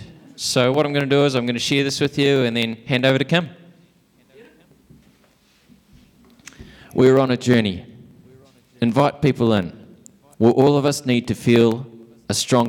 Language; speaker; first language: English; native; English